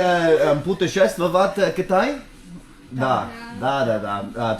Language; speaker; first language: Russian; non-native, learner; English